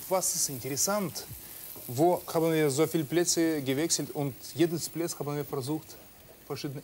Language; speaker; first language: German; non-native, learner; Russian